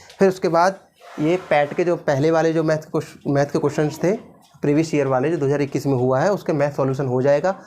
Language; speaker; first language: Hindi; native; Hindi